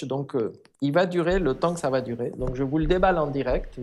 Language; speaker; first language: French; non-native, fluent; Spanish